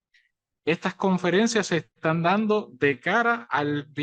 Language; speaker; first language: Spanish; native; Spanish